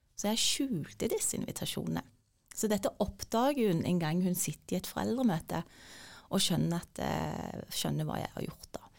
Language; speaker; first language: Norwegian; early bilingual, other home language; Turkish